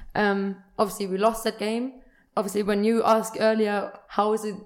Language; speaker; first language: English; non-native, fluent; German